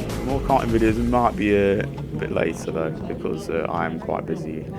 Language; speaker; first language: English; native; English